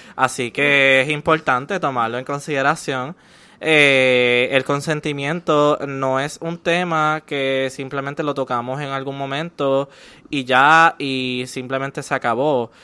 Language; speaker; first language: Spanish; native; Spanish